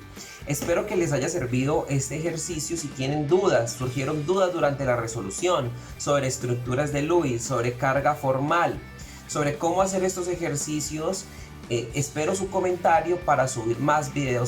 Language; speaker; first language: Spanish; native; Spanish